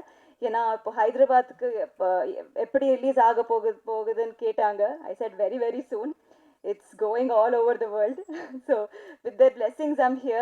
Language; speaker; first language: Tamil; non-native, learner; Telugu